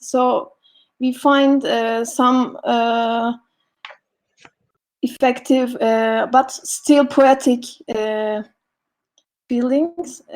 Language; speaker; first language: English; non-native, learner; Turkish